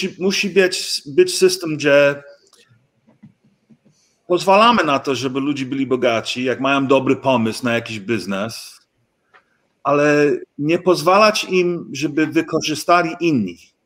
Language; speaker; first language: Polish; early bilingual, heritage; English